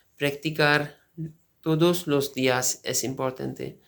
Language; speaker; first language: Spanish; non-native, learner; Urdu